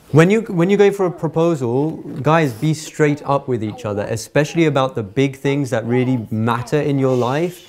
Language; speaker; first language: English; native; English